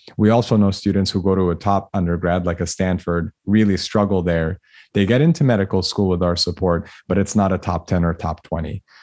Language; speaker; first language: English; early bilingual, other home language; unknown